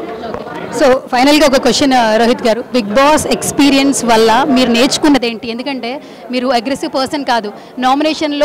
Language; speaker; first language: Telugu; native; Telugu